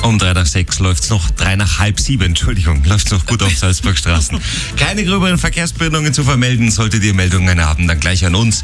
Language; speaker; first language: German; native; German